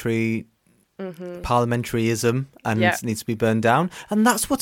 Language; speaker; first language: English; native; English